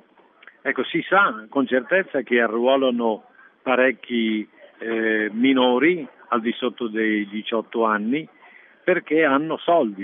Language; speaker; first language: Italian; native; Italian